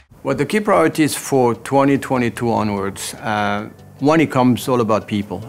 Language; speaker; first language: English; non-native, fluent; French